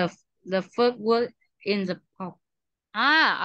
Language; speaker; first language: English; non-native, learner; Vietnamese